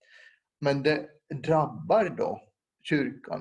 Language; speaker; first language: Swedish; non-native, local second language; Finnish